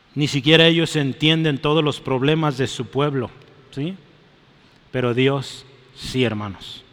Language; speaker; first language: Spanish; native; Spanish